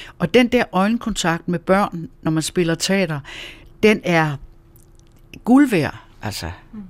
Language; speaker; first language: Danish; native; Danish